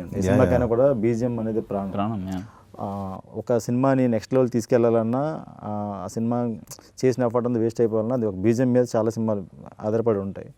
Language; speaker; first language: Telugu; native; Telugu